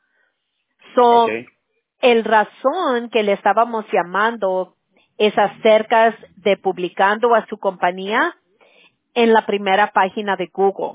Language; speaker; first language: Spanish; early bilingual, heritage; Spanish